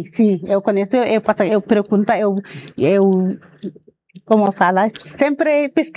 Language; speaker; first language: Portuguese; non-native, learner; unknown